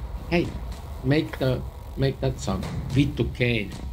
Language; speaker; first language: English; non-native, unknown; Finnish